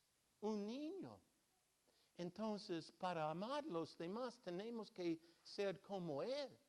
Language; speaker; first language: Spanish; non-native, fluent; English